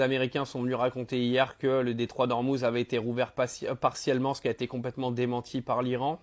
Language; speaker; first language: French; native; French